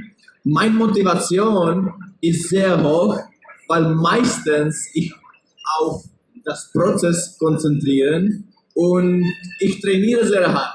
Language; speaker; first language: German; non-native, learner; Czech